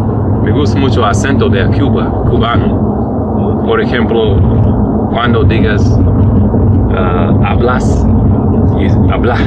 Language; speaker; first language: Spanish; non-native, learner; English